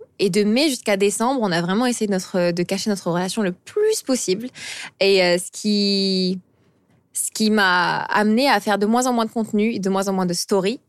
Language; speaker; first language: French; early bilingual, other home language; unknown